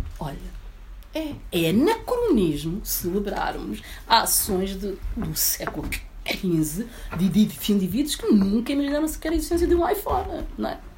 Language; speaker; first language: Portuguese; early bilingual, other home language; Upper Guinea Crioulo